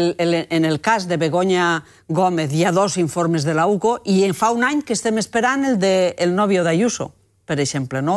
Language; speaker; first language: Catalan; native; Catalan